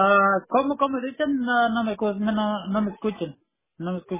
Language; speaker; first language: Spanish; non-native, local second language; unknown